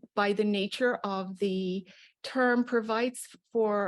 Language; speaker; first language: English; native; English